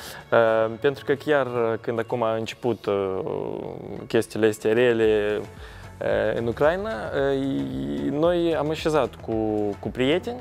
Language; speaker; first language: Romanian; non-native, local second language; Russian